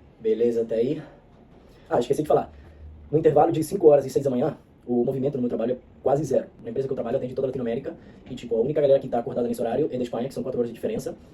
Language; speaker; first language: Portuguese; non-native, fluent; Spanish